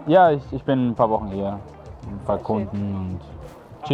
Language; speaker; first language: German; non-native, fluent; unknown